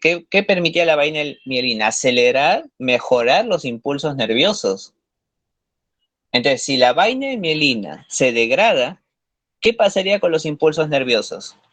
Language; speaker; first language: Spanish; native; Spanish